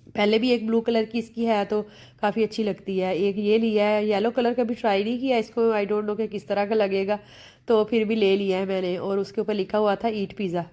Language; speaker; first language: Urdu; native; Urdu